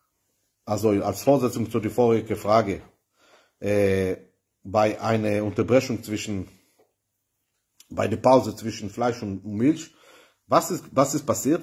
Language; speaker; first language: German; non-native, fluent; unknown